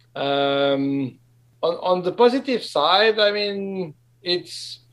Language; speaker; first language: English; non-native, fluent; French